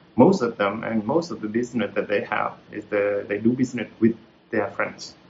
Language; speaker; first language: English; non-native, fluent; Vietnamese